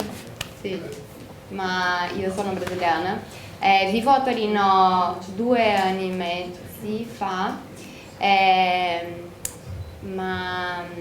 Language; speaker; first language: Italian; non-native, learner; Portuguese